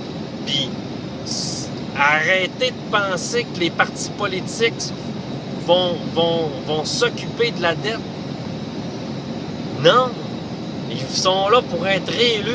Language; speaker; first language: French; native; French